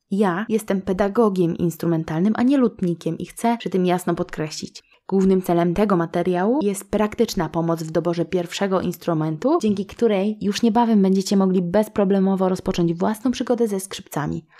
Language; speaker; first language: Polish; native; Polish